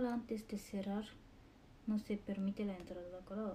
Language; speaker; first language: Spanish; non-native, learner; Japanese